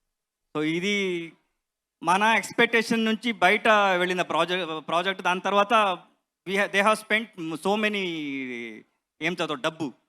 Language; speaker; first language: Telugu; non-native, learner; Kannada